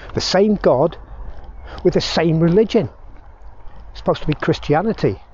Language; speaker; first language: English; native; English